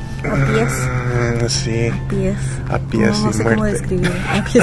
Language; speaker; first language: Spanish; non-native, learner; English